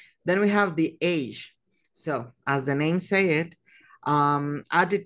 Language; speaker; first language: English; non-native, fluent; Spanish